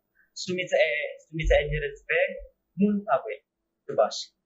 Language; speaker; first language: Albanian; non-native, learner; Indonesian